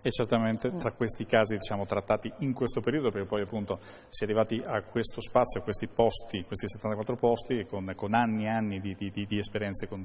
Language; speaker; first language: Italian; native; Italian